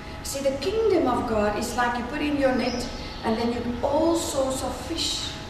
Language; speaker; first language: English; non-native, local second language; Afrikaans